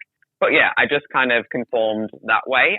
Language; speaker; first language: English; native; English